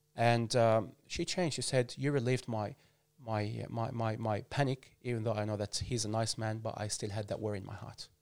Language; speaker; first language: English; non-native, fluent; Arabic